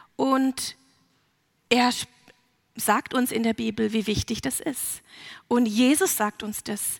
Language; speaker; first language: German; early bilingual, heritage; German